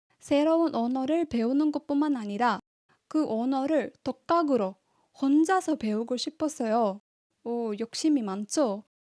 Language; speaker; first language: Korean; non-native, fluent; Tamil